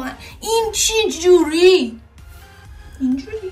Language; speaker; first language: Persian; non-native, learner; Turkish